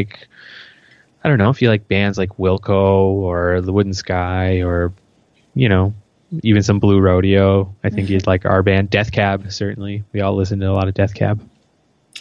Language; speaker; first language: English; native; English